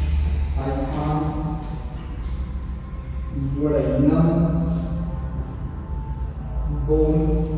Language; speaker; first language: Vietnamese; non-native, learner; Hindi